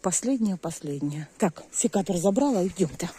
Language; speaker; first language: Russian; non-native, local second language; Ukrainian